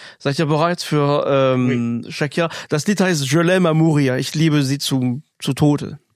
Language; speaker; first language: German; non-native, fluent; French